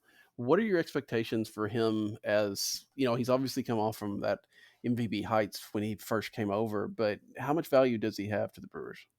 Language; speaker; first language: English; native; English